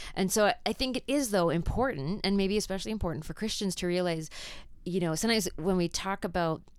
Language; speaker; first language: English; native; English